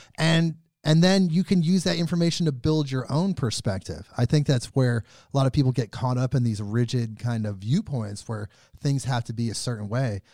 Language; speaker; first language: English; native; English